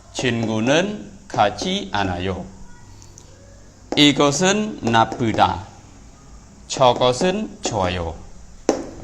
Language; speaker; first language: Korean; non-native, fluent; Khmer